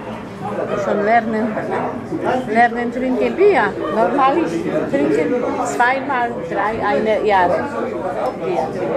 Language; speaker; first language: German; non-native, learner; Polish